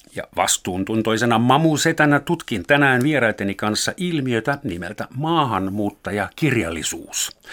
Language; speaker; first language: Finnish; non-native, fluent; German